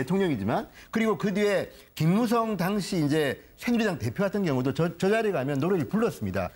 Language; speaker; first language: Korean; native; Korean